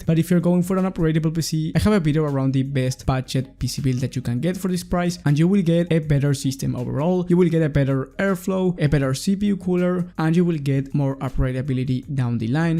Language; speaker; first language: English; non-native, fluent; Spanish